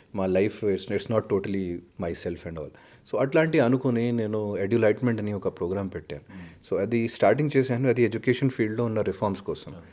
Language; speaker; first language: Telugu; non-native, fluent; Hindi